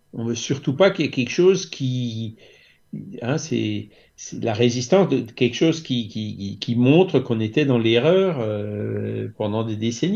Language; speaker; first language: French; native; French